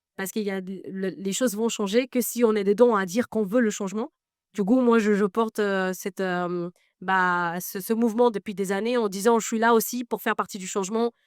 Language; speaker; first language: French; non-native, fluent; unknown